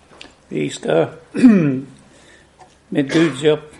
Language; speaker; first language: Swedish; non-native, fluent; English